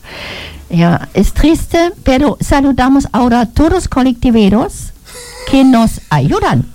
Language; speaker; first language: Spanish; non-native, learner; German